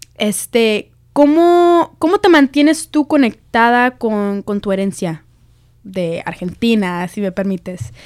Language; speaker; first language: Spanish; early bilingual, heritage; Spanish